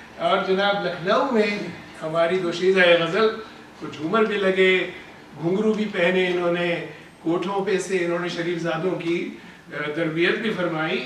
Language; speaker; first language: Urdu; native; Urdu